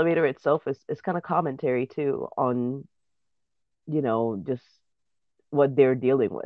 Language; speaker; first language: English; non-native, fluent; Spanish